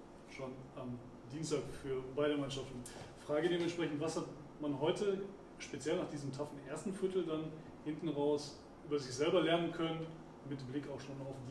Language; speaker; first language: German; native; German